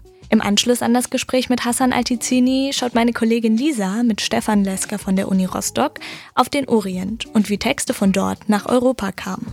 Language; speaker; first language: German; native; German